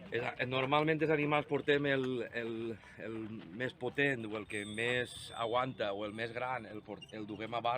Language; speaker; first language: Catalan; native; Catalan